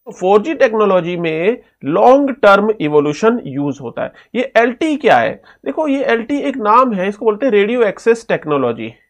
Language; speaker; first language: Hindi; native; Hindi